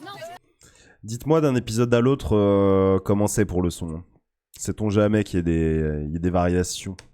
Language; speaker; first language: French; native; French